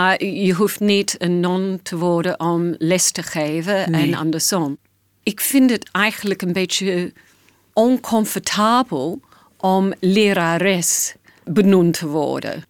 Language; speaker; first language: Dutch; non-native, fluent; English